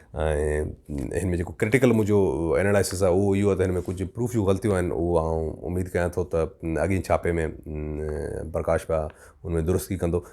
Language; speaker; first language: Sindhi; native; Sindhi